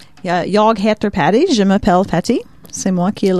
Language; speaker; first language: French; non-native, fluent; Swedish